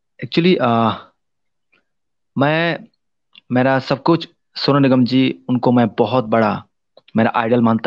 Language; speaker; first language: Hindi; non-native, local second language; Kok Borok